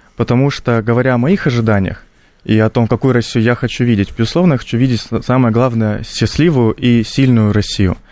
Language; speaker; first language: Russian; native; Russian